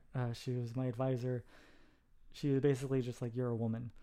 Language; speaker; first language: English; native; English